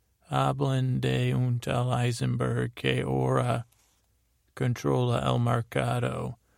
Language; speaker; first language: Spanish; non-native, learner; English